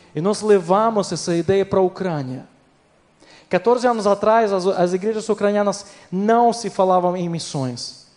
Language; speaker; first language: Portuguese; non-native, fluent; Ukrainian